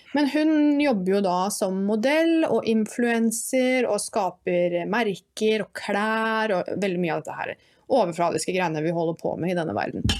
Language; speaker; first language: Norwegian; native; Norwegian